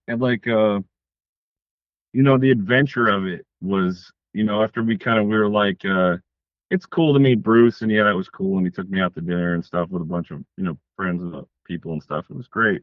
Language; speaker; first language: English; native; English